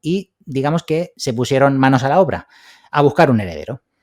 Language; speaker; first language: Spanish; native; Spanish